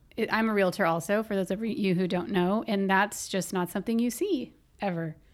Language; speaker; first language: English; native; English